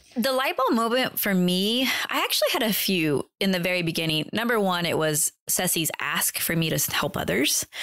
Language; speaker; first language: English; native; English